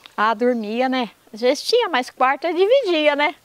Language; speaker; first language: Portuguese; native; Portuguese